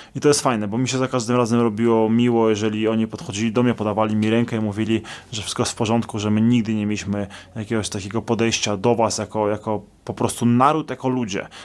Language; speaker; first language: Polish; native; Polish